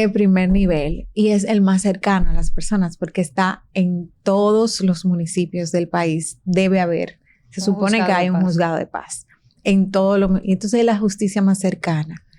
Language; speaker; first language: Spanish; native; Spanish